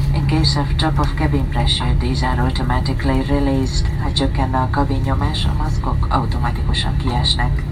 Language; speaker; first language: Hungarian; native; Hungarian